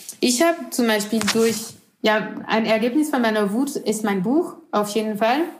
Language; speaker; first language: German; non-native, fluent; French